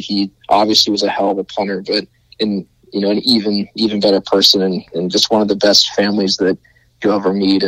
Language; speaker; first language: English; native; English